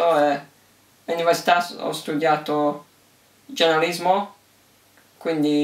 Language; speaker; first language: Italian; early bilingual, heritage; English